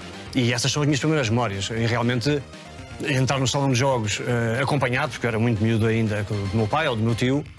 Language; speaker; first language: Portuguese; native; Portuguese